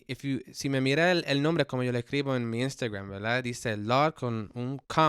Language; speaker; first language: Spanish; early bilingual, heritage; English